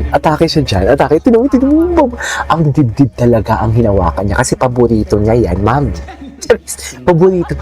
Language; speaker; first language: Filipino; non-native, local second language; Hiligaynon